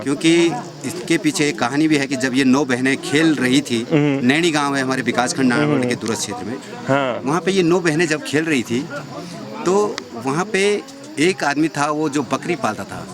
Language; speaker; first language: Hindi; native; Hindi